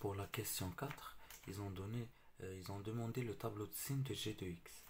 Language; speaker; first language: French; non-native, local second language; Arabic